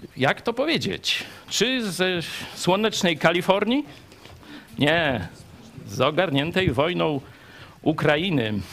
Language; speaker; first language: Polish; native; Polish